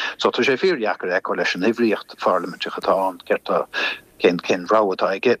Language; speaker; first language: Irish; native; Irish